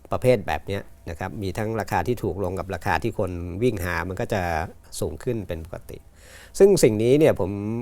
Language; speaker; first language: Thai; native; Thai